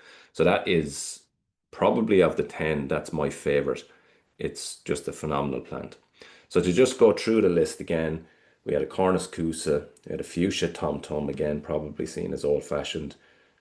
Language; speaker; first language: English; native; English